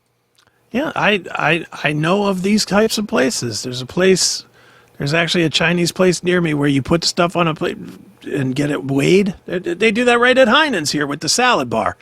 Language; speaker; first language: English; native; English